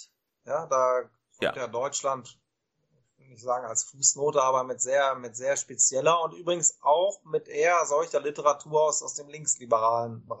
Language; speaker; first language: German; native; German